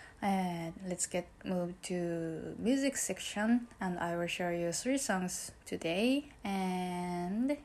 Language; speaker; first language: English; non-native, learner; Japanese